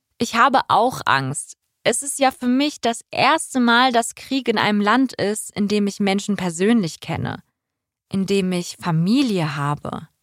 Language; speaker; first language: German; early bilingual, other home language; Persian